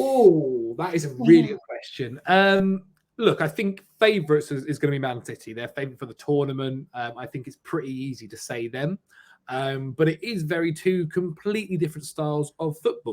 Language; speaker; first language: English; native; English